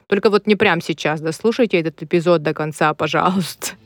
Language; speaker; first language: Russian; native; Russian